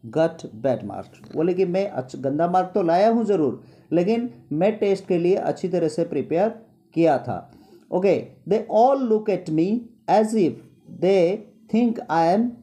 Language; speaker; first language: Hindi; non-native, local second language; Gujarati